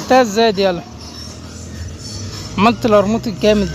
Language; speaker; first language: Arabic; native; Arabic